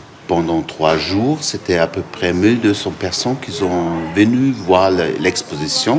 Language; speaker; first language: French; non-native, fluent; German